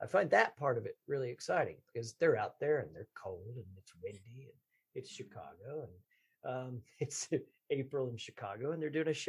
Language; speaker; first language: English; native; English